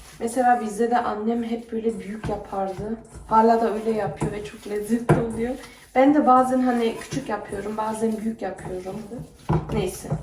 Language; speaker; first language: Turkish; early bilingual, heritage; Turkish